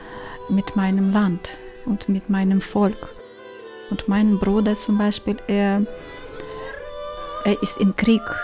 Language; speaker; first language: German; non-native, learner; Ukrainian